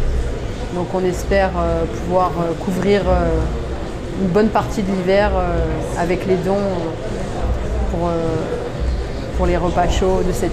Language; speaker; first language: French; native; French